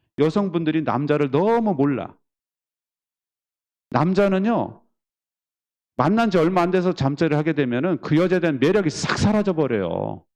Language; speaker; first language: Korean; native; Korean